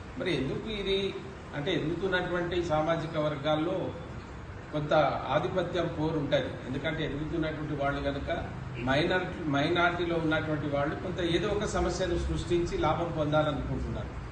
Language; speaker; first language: Telugu; non-native, local second language; Lambadi